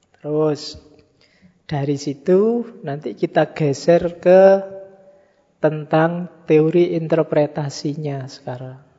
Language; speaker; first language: Indonesian; native; Indonesian